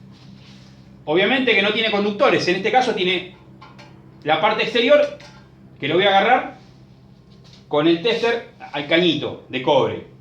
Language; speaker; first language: Spanish; native; Spanish